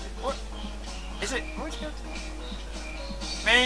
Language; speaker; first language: English; native; English